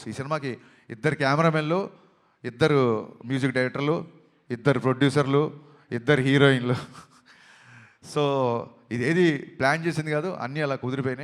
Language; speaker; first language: Telugu; native; Telugu